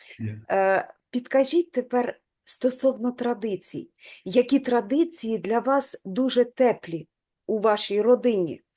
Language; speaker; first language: Ukrainian; native; Ukrainian